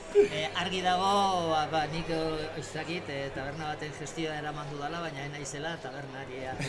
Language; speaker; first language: Basque; non-native, local second language; Spanish